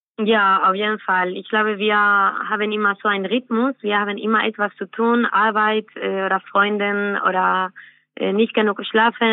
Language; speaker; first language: German; non-native, fluent; Spanish